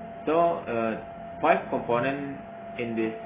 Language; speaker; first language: English; non-native, learner; Indonesian